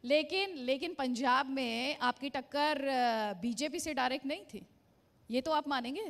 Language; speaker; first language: Hindi; native; Hindi